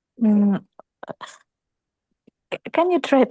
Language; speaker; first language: English; non-native, learner; Russian